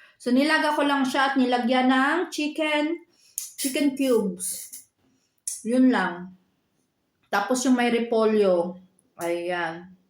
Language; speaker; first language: Filipino; native; Filipino